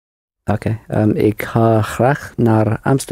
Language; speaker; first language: Dutch; non-native, learner; English